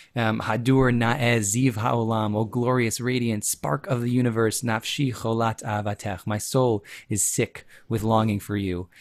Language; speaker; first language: English; native; English